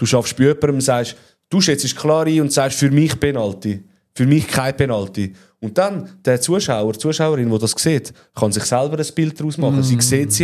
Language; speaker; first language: German; native; German